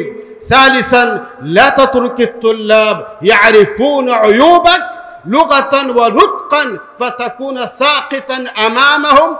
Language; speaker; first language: Arabic; non-native, fluent; Urdu